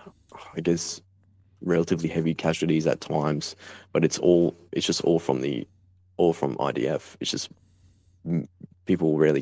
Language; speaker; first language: English; native; English